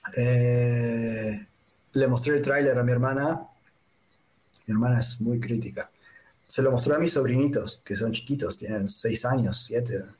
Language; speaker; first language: Spanish; native; Spanish